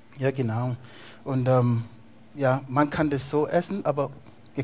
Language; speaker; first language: German; non-native, fluent; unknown